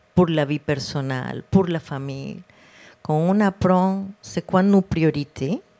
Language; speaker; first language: French; non-native, fluent; Spanish